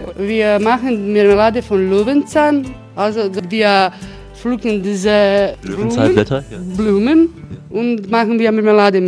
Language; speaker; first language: German; non-native, learner; Croatian